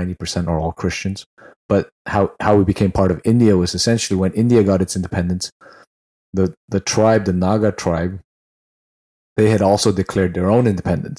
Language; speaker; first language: English; non-native, local second language; Tangkhul Naga (India)